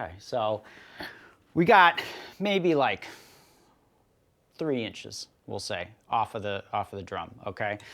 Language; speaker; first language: English; native; English